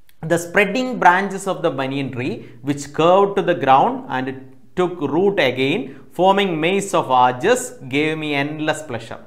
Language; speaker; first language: English; non-native, local second language; Malayalam